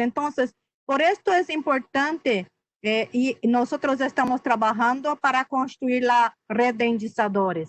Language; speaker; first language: Spanish; non-native, fluent; Portuguese